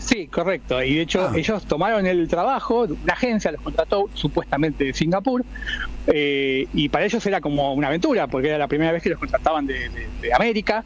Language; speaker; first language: Spanish; native; Spanish